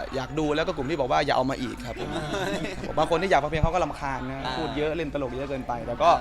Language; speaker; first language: Thai; native; Thai